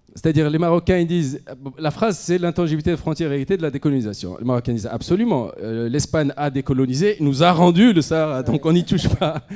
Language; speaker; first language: French; non-native, local second language; Arabic